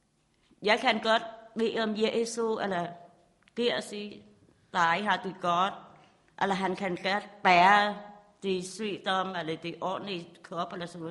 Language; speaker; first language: Danish; non-native, learner; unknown